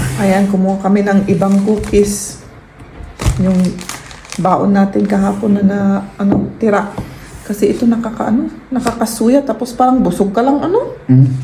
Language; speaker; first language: Filipino; native; Filipino